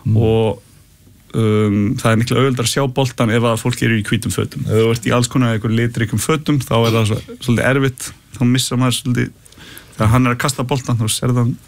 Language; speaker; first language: Icelandic; early bilingual, heritage; Icelandic